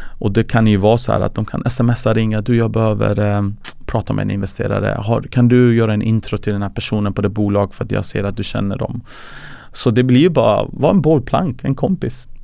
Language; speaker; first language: Swedish; early bilingual, other home language; Persian